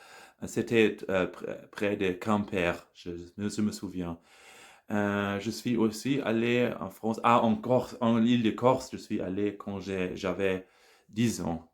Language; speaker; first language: French; non-native, learner; German